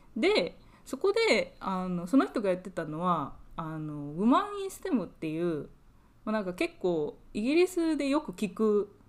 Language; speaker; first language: Japanese; native; Japanese